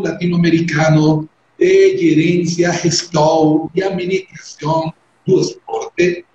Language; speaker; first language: Portuguese; non-native, learner; Spanish